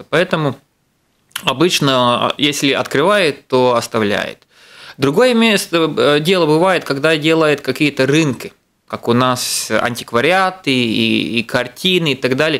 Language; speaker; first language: Russian; non-native, local second language; Latvian